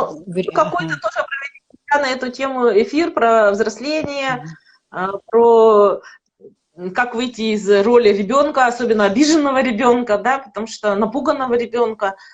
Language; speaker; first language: Russian; native; Russian